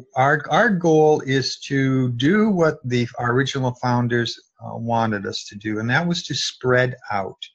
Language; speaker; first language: English; native; English